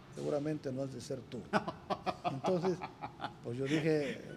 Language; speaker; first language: Spanish; native; Spanish